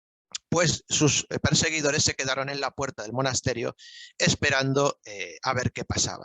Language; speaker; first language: Spanish; native; Spanish